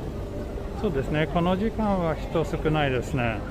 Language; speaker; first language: Japanese; non-native, fluent; Swedish